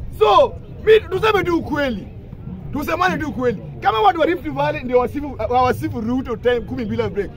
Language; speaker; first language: Swahili; non-native, local second language; Luo (Kenya and Tanzania)